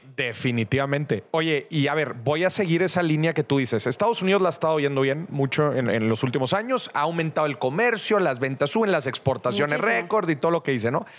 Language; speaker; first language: Spanish; native; Spanish